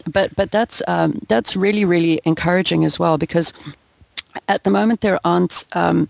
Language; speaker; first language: English; native; English